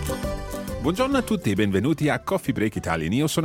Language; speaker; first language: Italian; non-native, fluent; English